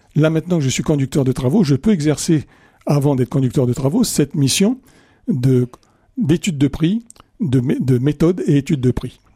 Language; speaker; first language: French; native; French